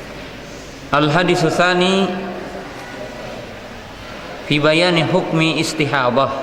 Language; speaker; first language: Arabic; non-native, fluent; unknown